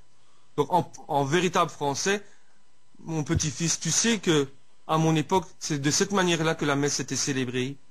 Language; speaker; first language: French; native; French